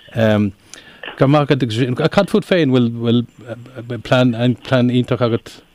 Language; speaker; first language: Irish; non-native, local second language; English